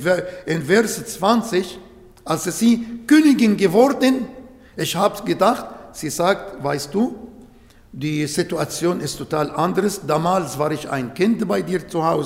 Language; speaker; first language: German; non-native, learner; Arabic